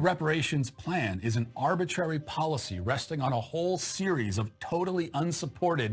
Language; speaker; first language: English; native; English